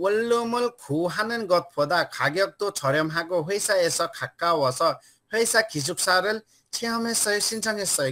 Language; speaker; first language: Korean; non-native, fluent; Nepali